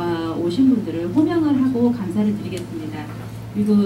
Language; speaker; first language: Korean; native; Korean